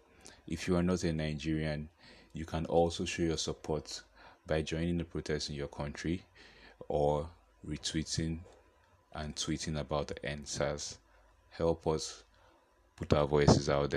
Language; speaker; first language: English; non-native, local second language; Yoruba